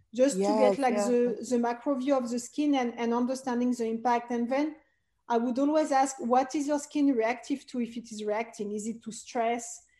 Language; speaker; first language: English; non-native, fluent; French